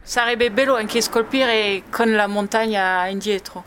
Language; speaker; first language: Italian; non-native, learner; French